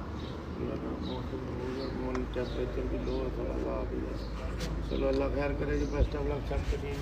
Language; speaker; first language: Hindi; non-native, local second language; Punjabi